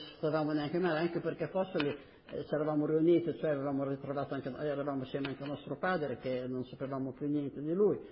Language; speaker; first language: Italian; native; Italian